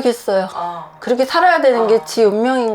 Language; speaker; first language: Korean; native; Korean